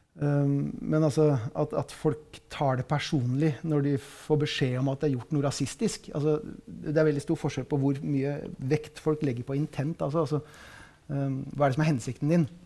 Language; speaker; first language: Norwegian; native; Norwegian